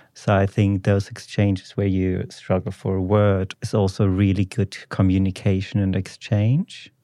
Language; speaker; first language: English; non-native, fluent; German